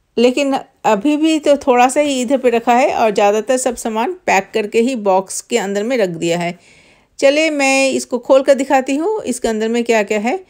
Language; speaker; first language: Hindi; non-native, local second language; Bangla